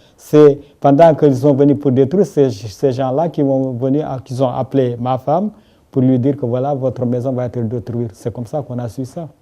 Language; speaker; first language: French; non-native, local second language; Wolof